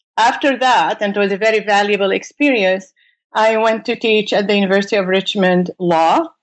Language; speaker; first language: English; non-native, fluent; Arabic